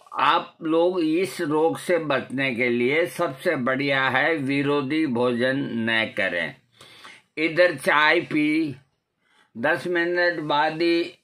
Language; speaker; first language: Hindi; non-native, local second language; Marwari